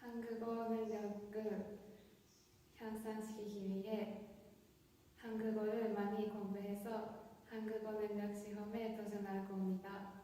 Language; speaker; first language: Korean; non-native, fluent; Japanese